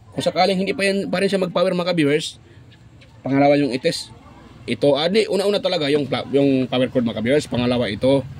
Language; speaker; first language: Filipino; non-native, local second language; Cebuano